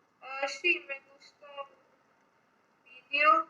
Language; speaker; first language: Spanish; non-native, learner; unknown